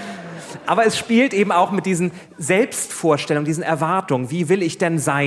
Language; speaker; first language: German; native; German